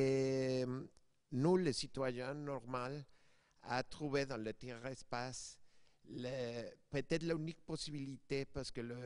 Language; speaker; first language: French; non-native, fluent; Spanish